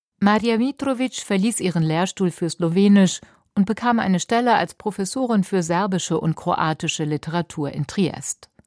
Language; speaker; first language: German; native; German